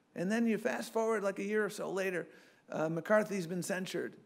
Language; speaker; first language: English; native; English